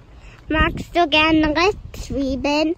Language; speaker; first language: German; early bilingual, other home language; Indonesian